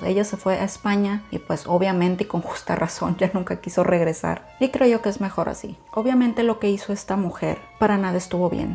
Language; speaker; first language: Spanish; native; Spanish